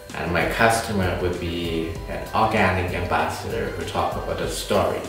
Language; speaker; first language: English; non-native, fluent; Thai